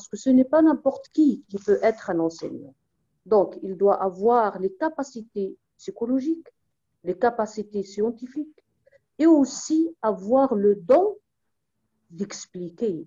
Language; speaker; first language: French; non-native, local second language; Arabic